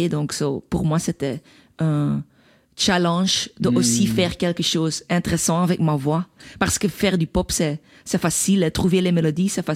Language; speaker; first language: French; non-native, local second language; Dutch